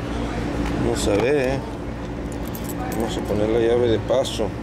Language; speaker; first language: Spanish; native; Spanish